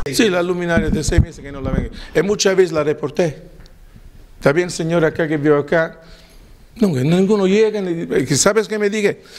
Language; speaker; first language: Spanish; non-native, learner; Italian